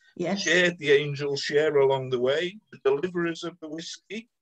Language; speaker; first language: English; native; English